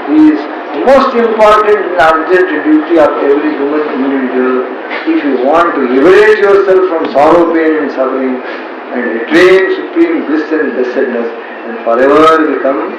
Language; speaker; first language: English; non-native, local second language; Hindi